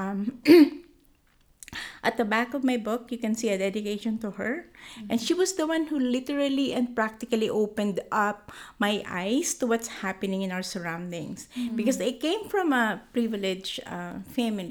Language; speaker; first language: English; non-native, local second language; Filipino